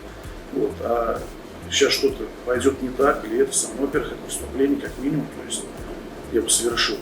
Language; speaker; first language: Russian; native; Russian